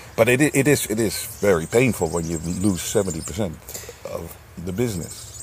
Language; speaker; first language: English; non-native, fluent; Dutch